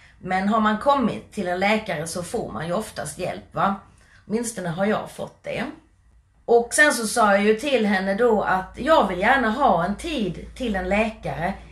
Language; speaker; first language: Swedish; native; Swedish